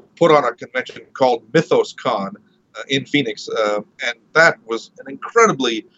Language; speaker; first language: English; early bilingual, other home language; Marathi